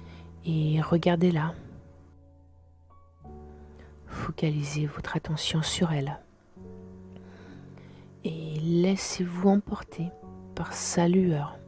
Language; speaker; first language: French; native; French